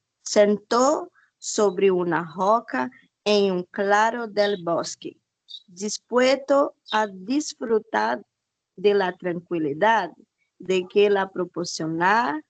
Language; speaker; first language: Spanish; non-native, learner; Portuguese